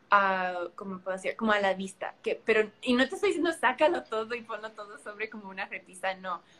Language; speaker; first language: Spanish; early bilingual, heritage; Spanish